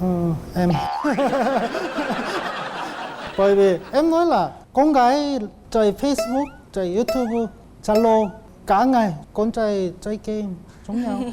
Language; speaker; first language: Vietnamese; non-native, learner; Korean